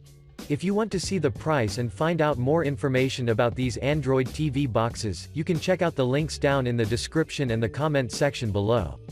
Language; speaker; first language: English; non-native, fluent; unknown